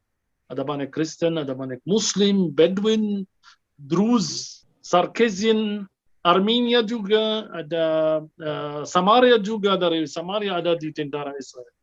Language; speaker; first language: Indonesian; non-native, fluent; Arabic